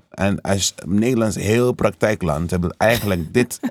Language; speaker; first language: Dutch; non-native, fluent; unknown